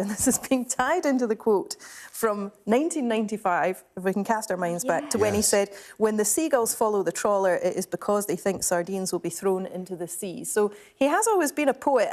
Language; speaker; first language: English; native; English